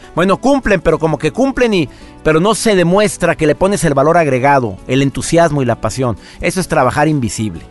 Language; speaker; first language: Spanish; native; Spanish